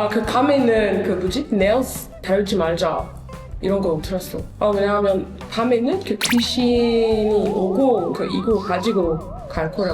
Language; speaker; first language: Korean; non-native, learner; French